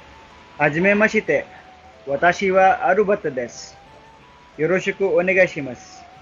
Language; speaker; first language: Japanese; non-native, learner; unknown